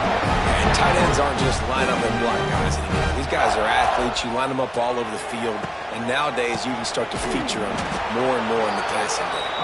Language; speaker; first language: English; native; English